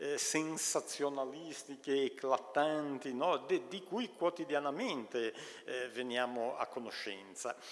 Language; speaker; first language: Italian; native; Italian